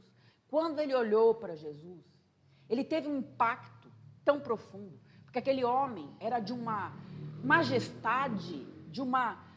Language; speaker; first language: Portuguese; native; Portuguese